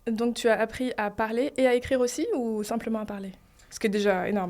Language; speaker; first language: French; native; French